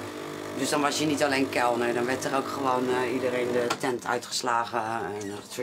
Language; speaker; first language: Dutch; native; Dutch